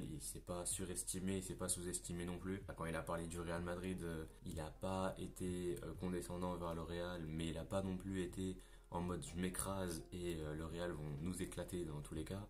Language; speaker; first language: French; native; French